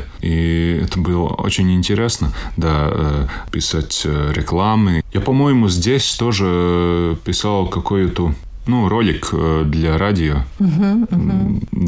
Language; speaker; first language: Russian; non-native, local second language; Latvian